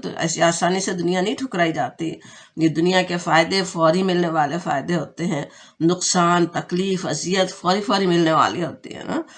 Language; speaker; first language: Urdu; native; Urdu